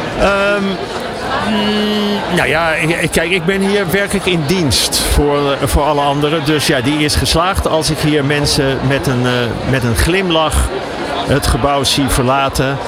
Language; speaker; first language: Dutch; native; Dutch